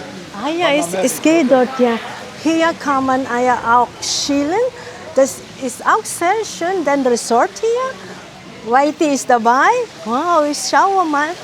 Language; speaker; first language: German; non-native, learner; Filipino